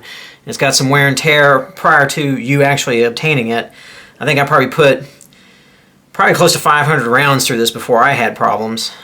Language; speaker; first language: English; native; English